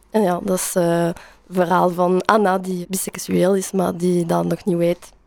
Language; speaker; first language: Dutch; non-native, learner; French